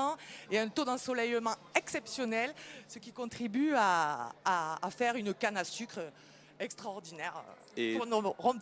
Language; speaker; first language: French; native; French